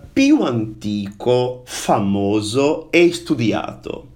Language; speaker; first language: Italian; non-native, fluent; Portuguese